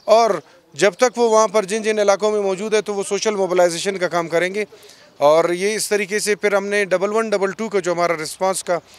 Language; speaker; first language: Urdu; native; Urdu